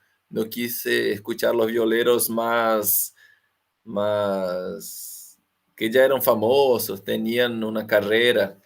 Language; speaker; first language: Spanish; non-native, fluent; Portuguese